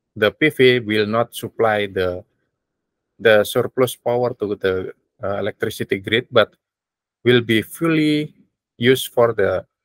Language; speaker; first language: English; non-native, learner; Indonesian